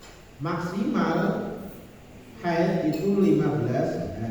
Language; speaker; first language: Indonesian; non-native, local second language; Javanese